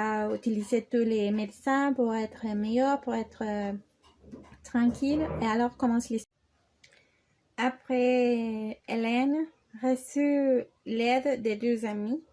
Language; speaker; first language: French; non-native, learner; Spanish